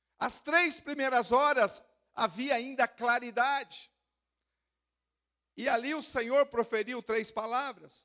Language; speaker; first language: Portuguese; native; Portuguese